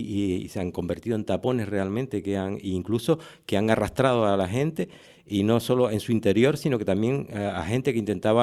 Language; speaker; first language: Spanish; native; Spanish